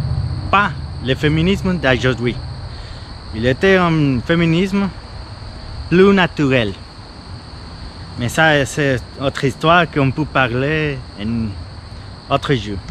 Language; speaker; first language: French; non-native, fluent; Spanish